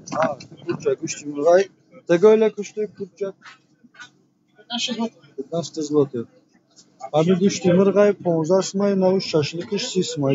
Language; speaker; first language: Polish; non-native, learner; Tajik